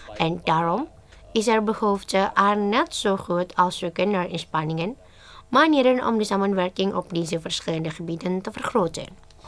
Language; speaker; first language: Dutch; non-native, fluent; Indonesian